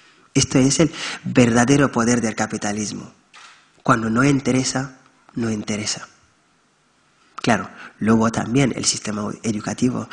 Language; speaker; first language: Spanish; non-native, fluent; Wolof